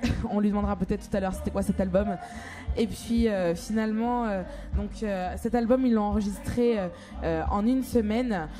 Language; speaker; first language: French; native; French